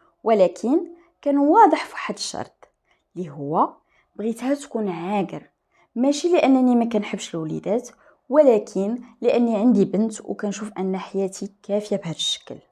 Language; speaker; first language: Arabic; native; Arabic